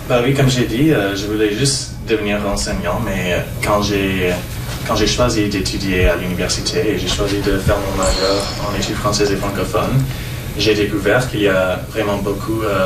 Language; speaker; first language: French; non-native, local second language; English